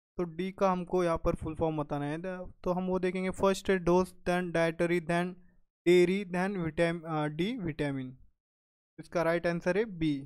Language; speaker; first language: Hindi; non-native, local second language; Marathi